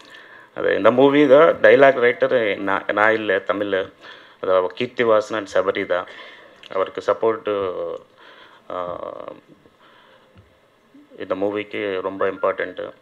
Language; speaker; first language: Tamil; non-native, learner; Telugu